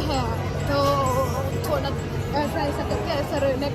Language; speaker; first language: Hindi; non-native, local second language; Kannada